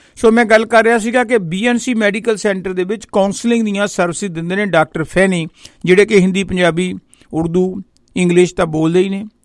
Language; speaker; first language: Punjabi; native; Punjabi